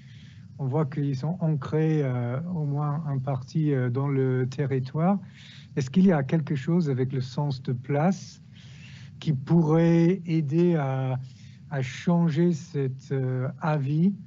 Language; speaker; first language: French; non-native, fluent; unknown